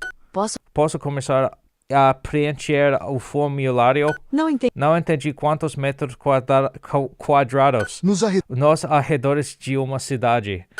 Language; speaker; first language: Portuguese; non-native, learner; English